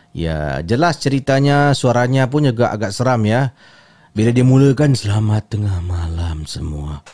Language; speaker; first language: Malay; native; Malay